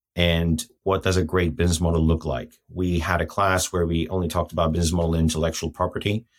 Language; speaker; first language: English; non-native, fluent; Greek